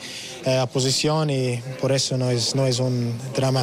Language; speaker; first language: Spanish; non-native, learner; English